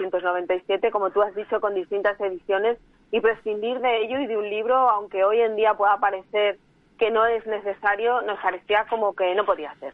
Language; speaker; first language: Spanish; native; Spanish